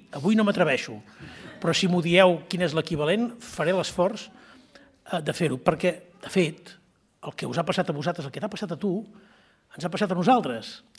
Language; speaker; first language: Catalan; native; Catalan